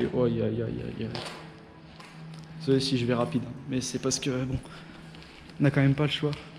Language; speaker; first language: French; native; French